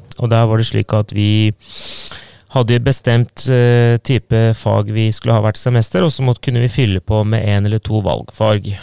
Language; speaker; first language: Norwegian; non-native, fluent; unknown